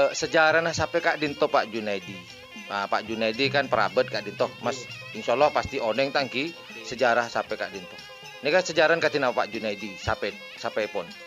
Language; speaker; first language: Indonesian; non-native, local second language; Madurese